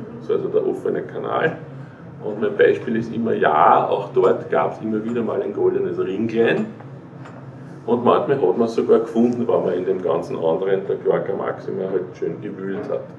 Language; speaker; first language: German; native; German